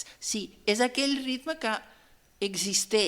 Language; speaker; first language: Catalan; non-native, fluent; Russian